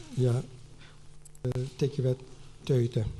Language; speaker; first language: Finnish; non-native, fluent; Turkish